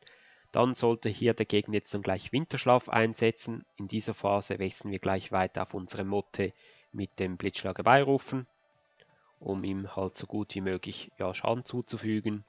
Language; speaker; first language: German; native; German